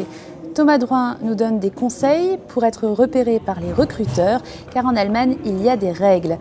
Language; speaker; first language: French; native; French